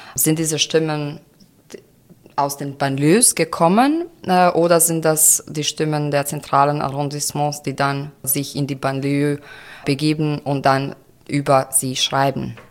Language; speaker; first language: German; non-native, fluent; Croatian